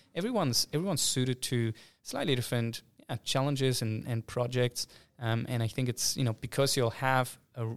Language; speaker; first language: English; non-native, fluent; German